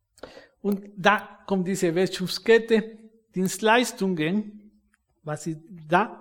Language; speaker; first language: German; non-native, fluent; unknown